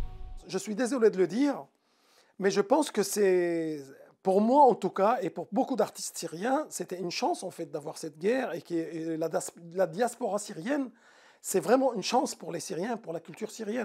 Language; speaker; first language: French; non-native, fluent; Arabic